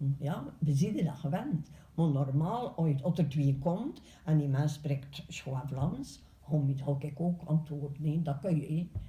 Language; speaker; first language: Dutch; native; Dutch